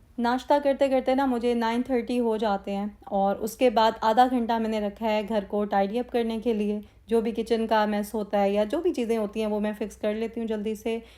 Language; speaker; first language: Urdu; native; Urdu